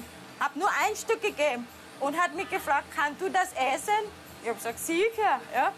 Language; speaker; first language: German; non-native, learner; Thai